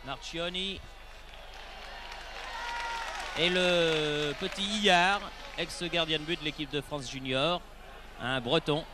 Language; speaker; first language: French; native; French